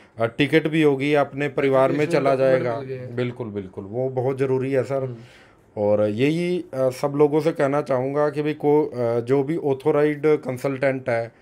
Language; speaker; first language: Hindi; native; Hindi